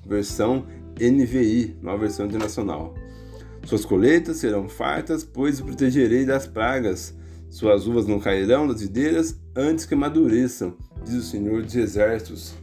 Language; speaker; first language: Portuguese; native; Portuguese